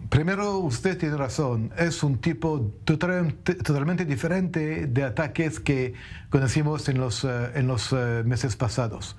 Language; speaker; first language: Spanish; non-native, fluent; French